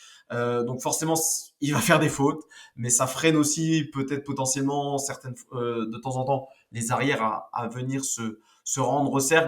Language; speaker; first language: French; native; French